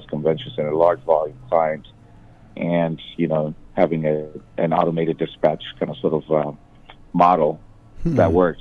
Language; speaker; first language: English; native; English